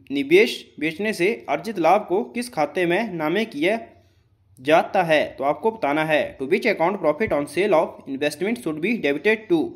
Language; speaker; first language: Hindi; native; Hindi